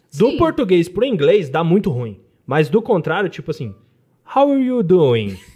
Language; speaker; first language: Portuguese; native; Portuguese